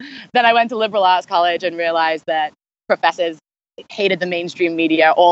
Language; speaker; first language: English; native; English